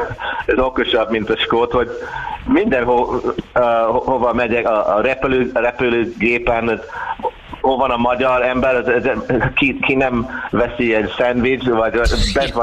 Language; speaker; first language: Hungarian; non-native, learner; English